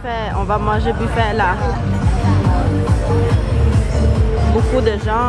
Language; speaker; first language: French; early bilingual, other home language; Vietnamese